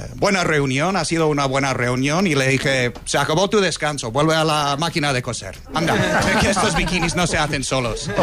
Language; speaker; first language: Spanish; non-native, fluent; English